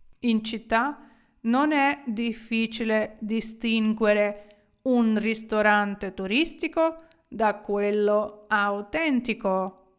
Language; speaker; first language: Italian; non-native, fluent; Ukrainian